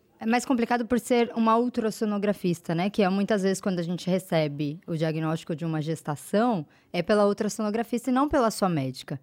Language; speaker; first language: Portuguese; native; Portuguese